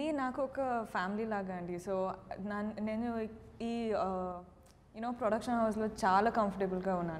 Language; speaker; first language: Telugu; non-native, learner; Kannada